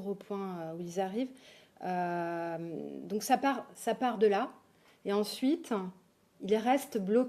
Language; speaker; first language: French; native; French